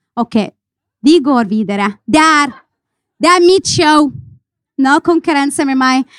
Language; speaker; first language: Norwegian; non-native, fluent; Arabic